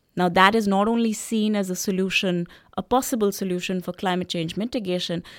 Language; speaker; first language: English; non-native, local second language; Hindi